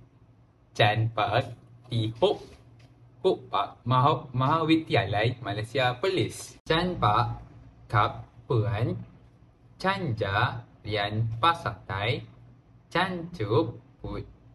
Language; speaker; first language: Thai; non-native, learner; Malay